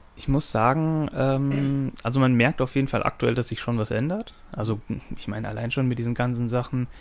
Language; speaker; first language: German; native; German